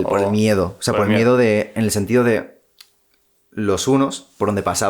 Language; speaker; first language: Spanish; native; Spanish